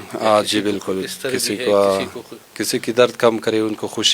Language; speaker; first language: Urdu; non-native, local second language; Hazaragi